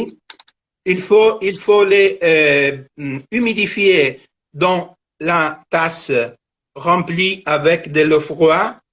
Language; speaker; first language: French; non-native, fluent; Italian